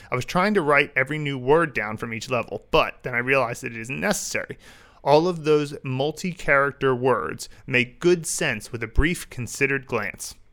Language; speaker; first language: English; native; English